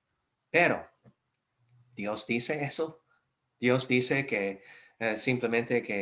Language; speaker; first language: Spanish; non-native, fluent; English